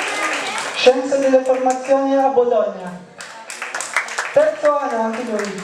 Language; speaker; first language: Italian; early bilingual, other home language; Filipino